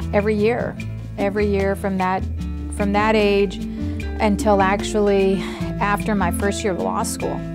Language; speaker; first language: English; early bilingual, other home language; Spanish